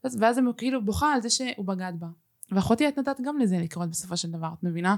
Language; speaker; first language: Hebrew; early bilingual, other home language; Spanish